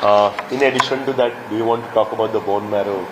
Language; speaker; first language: English; non-native, local second language; Konkani